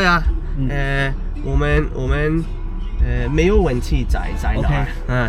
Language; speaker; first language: Chinese; non-native, learner; English